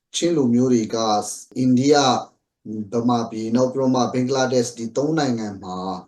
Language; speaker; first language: Burmese; non-native, local second language; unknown